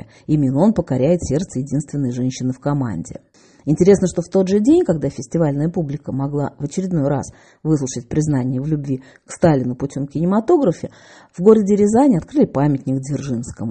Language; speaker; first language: Russian; native; Russian